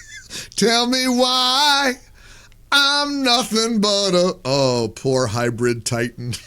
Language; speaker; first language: English; native; English